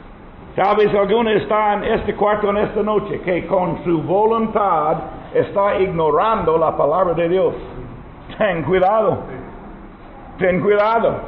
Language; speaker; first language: Spanish; non-native, learner; English